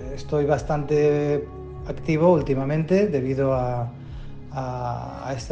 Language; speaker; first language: Spanish; native; Spanish